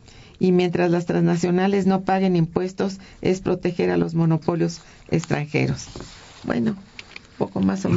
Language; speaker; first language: Spanish; native; Spanish